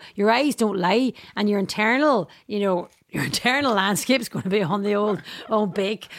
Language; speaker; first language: English; native; English